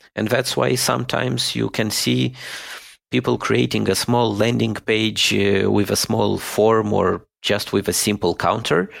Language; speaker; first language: English; non-native, fluent; Romanian